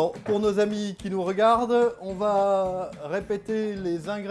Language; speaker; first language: French; native; French